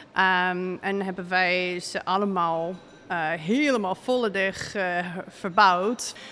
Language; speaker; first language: Dutch; non-native, fluent; English